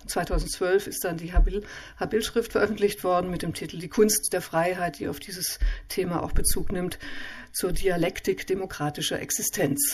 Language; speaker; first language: German; native; German